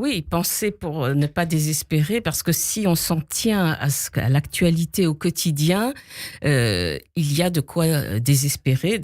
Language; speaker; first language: French; native; French